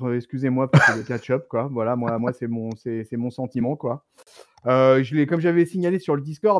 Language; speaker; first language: French; native; French